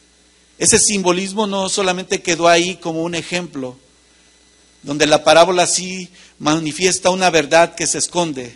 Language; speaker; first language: Spanish; native; Spanish